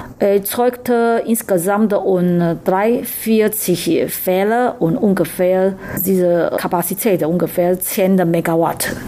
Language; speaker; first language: German; non-native, learner; Chinese